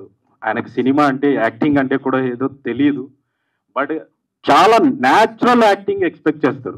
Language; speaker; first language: Telugu; native; Telugu